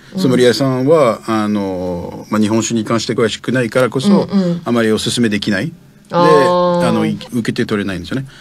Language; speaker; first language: Japanese; non-native, fluent; French